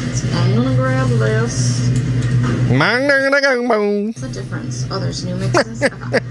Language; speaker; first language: English; native; English